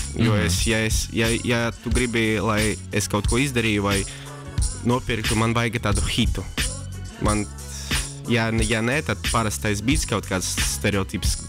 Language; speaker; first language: Latvian; non-native, local second language; Russian